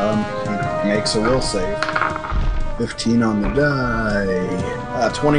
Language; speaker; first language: English; native; English